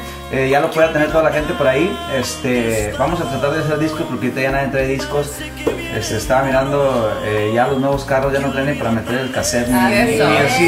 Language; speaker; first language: Spanish; native; Spanish